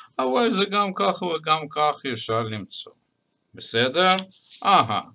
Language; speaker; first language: Hebrew; non-native, fluent; Russian